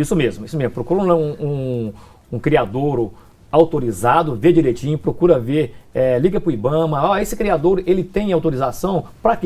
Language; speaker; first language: Portuguese; native; Portuguese